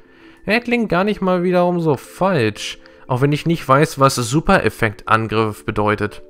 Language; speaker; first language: German; native; German